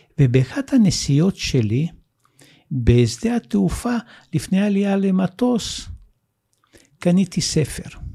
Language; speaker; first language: Hebrew; non-native, fluent; Russian